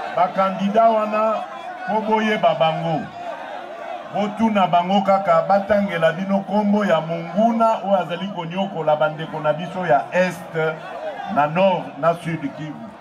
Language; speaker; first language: Lingala; non-native, local second language; Luba-Lulua